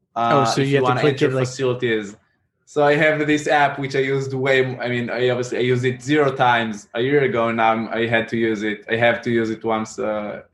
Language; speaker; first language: English; non-native, fluent; Hebrew